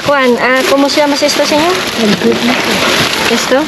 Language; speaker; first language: Spanish; non-native, learner; Filipino